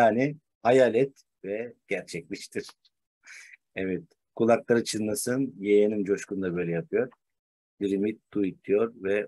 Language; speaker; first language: Turkish; native; Turkish